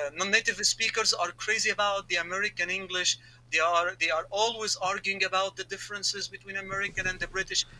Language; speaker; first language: English; non-native, fluent; Arabic